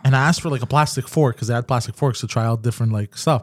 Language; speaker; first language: English; native; English